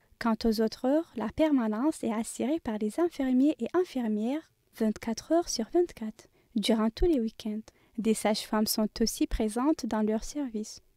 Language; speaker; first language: French; non-native, local second language; Arabic